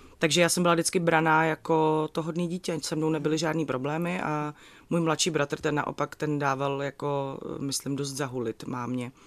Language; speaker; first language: Czech; native; Czech